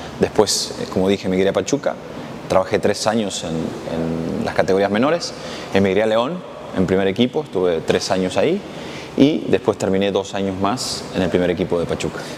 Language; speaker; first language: Spanish; native; Spanish